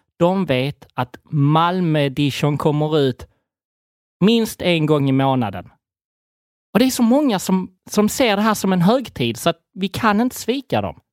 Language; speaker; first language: Swedish; native; Swedish